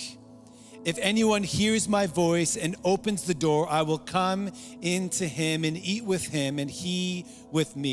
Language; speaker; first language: English; native; English